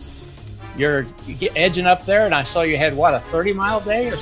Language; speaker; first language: English; native; English